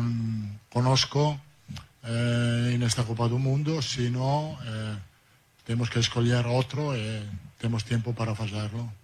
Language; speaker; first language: Portuguese; non-native, learner; Italian